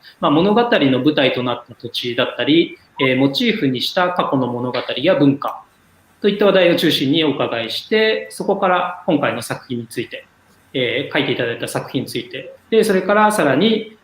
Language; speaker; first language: Japanese; native; Japanese